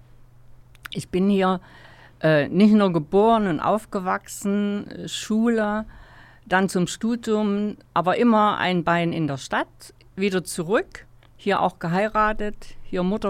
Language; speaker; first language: German; native; German